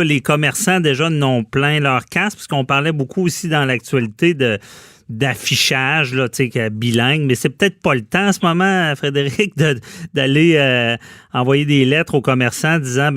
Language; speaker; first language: French; native; French